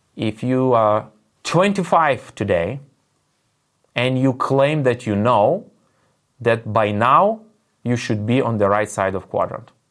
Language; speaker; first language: English; non-native, fluent; Lithuanian